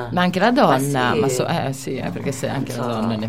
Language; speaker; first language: Italian; native; Italian